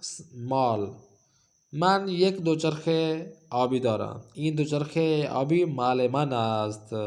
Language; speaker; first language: Persian; non-native, fluent; Urdu